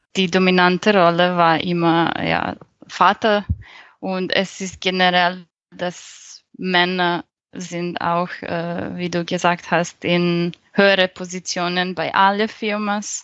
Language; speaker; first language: German; non-native, fluent; Serbian